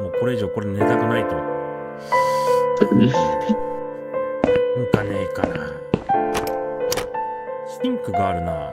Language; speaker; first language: Japanese; native; Japanese